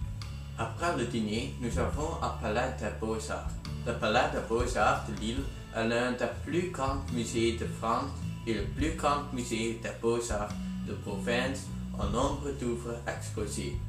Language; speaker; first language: French; non-native, learner; Dutch